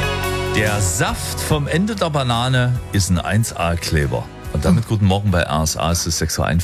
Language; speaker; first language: German; native; German